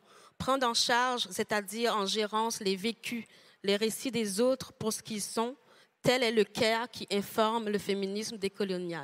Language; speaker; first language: French; native; French